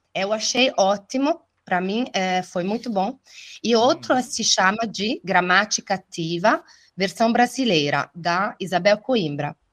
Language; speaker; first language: Portuguese; non-native, fluent; Italian